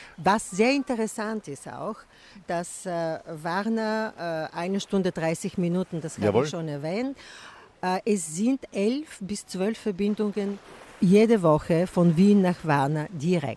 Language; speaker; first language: German; non-native, fluent; Bulgarian